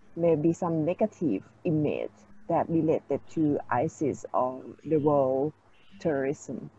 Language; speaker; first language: English; non-native, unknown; Thai